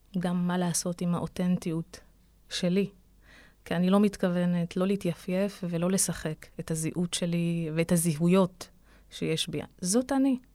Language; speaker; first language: Hebrew; non-native, local second language; Arabic